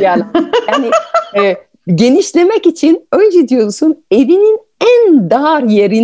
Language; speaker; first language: Turkish; non-native, fluent; French